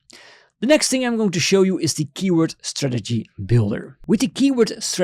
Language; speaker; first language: English; non-native, fluent; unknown